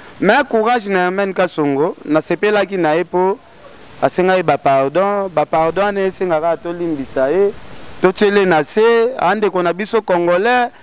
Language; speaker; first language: Lingala; native; Lingala